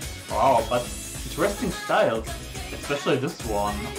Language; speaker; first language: English; non-native, fluent; German